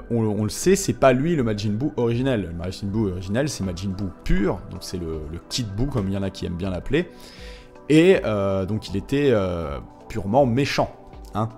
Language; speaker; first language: French; native; French